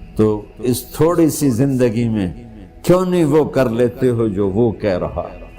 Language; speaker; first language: Urdu; non-native, local second language; Punjabi